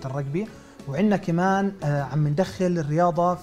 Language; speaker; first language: Arabic; native; Arabic